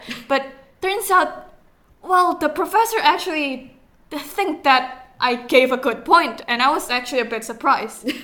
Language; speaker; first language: English; non-native, fluent; Indonesian